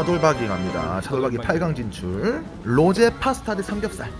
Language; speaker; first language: Korean; native; Korean